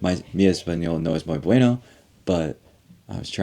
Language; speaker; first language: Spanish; non-native, learner; English